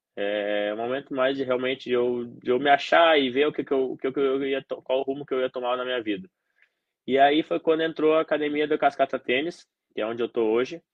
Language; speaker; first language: Portuguese; native; Portuguese